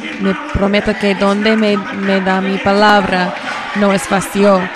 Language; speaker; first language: Spanish; non-native, learner; English